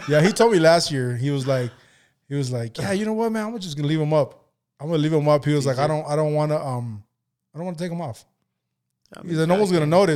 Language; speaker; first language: English; early bilingual, other home language; Spanish